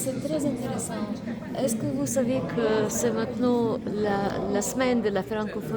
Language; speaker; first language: French; non-native, fluent; Slovenian